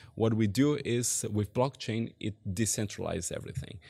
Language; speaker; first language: English; non-native, fluent; Portuguese